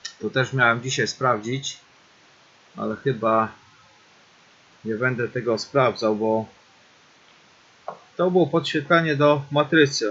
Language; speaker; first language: Polish; native; Polish